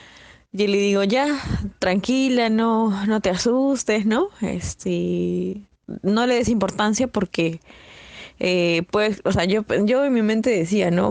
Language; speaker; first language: Spanish; native; Spanish